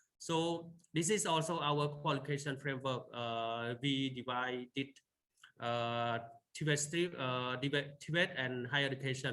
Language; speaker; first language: English; non-native, learner; Khmer